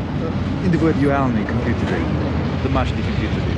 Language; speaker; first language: Russian; non-native, learner; English